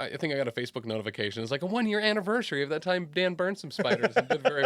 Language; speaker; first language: English; native; English